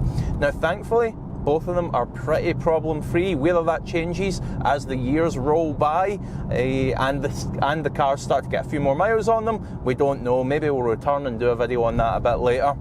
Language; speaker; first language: English; native; English